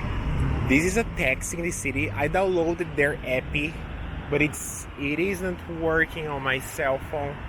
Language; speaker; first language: English; non-native, local second language; Portuguese